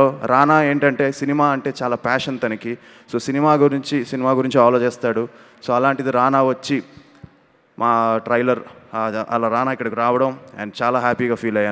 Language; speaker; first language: Telugu; native; Telugu